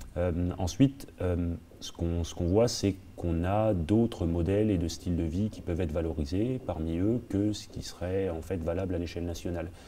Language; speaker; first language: French; native; French